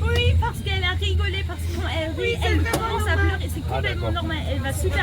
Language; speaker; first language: French; non-native, fluent; German